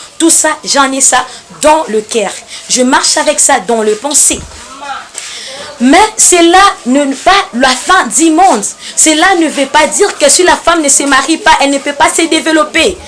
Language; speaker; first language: French; non-native, local second language; Lingala